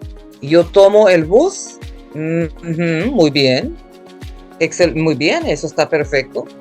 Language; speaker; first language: Spanish; non-native, fluent; English